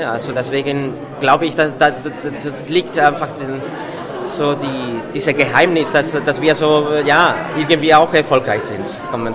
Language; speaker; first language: German; non-native, fluent; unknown